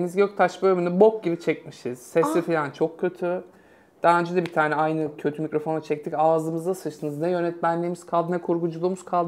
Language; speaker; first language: Turkish; native; Turkish